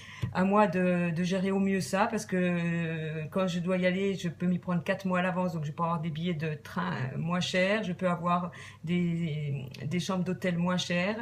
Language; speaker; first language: French; native; French